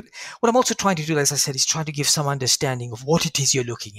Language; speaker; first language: English; native; English